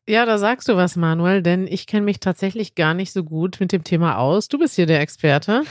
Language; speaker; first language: German; native; German